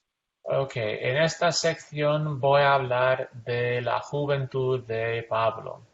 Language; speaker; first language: Spanish; non-native, fluent; English